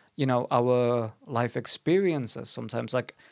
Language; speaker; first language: English; non-native, fluent; German